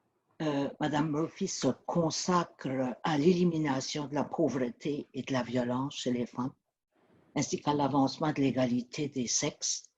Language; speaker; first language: French; native; French